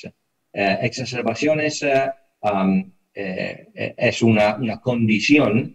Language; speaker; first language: Spanish; non-native, fluent; Italian